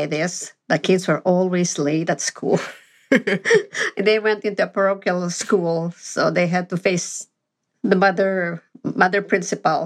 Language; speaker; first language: English; non-native, local second language; Filipino